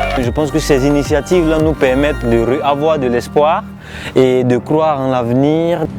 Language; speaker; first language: French; non-native, local second language; Mossi